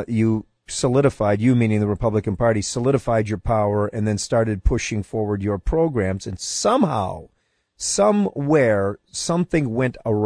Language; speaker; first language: English; native; English